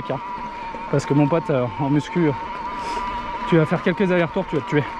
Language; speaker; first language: French; native; French